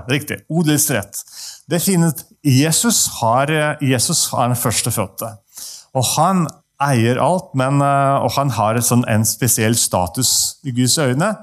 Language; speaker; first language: Norwegian; non-native, fluent; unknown